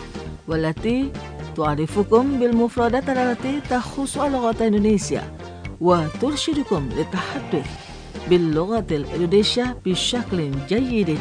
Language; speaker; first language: Arabic; non-native, fluent; Indonesian